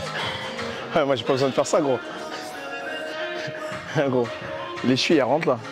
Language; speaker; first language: French; native; French